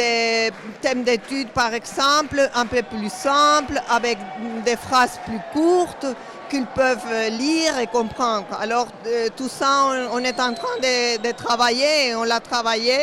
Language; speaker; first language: French; non-native, fluent; Spanish